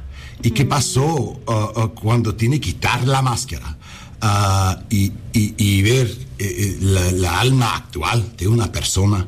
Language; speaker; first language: Spanish; early bilingual, heritage; English